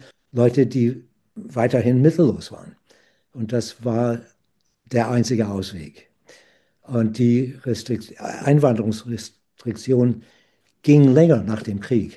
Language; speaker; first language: German; non-native, fluent; English